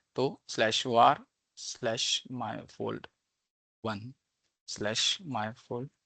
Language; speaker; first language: Hindi; non-native, local second language; Marathi